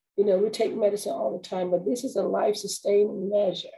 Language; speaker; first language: English; native; English